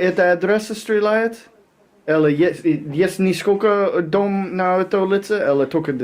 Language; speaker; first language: Russian; non-native, learner; English